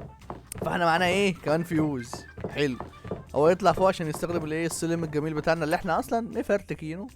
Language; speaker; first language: Arabic; native; Arabic